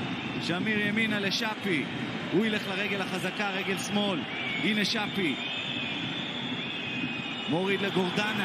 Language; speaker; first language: Hebrew; native; Hebrew